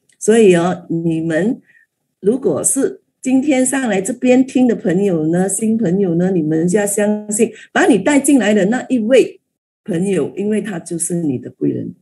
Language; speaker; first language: Chinese; native; Chinese